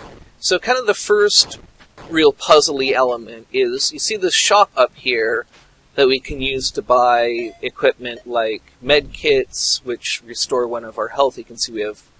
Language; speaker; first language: English; native; English